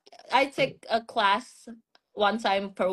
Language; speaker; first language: English; non-native, learner; Indonesian